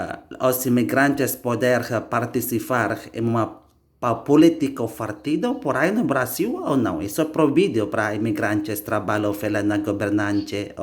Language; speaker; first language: Portuguese; non-native, learner; Indonesian